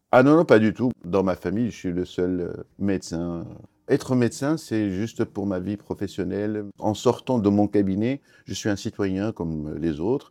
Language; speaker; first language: French; non-native, fluent; Kurdish